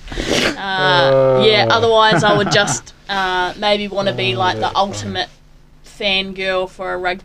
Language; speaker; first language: English; native; English